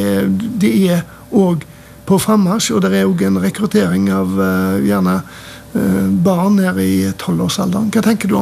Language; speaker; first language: Norwegian; native; Norwegian